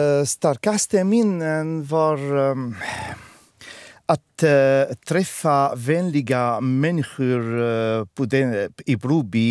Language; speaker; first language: Swedish; non-native, fluent; Arabic